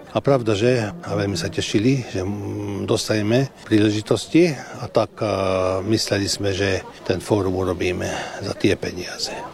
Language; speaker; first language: Slovak; early bilingual, heritage; Hungarian